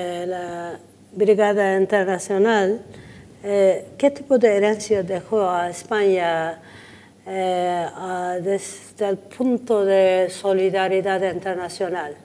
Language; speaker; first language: Spanish; non-native, learner; Turkish